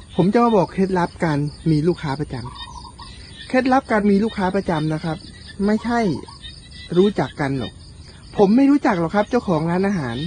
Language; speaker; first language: Thai; native; Thai